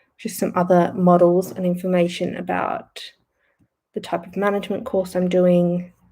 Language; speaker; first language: English; native; English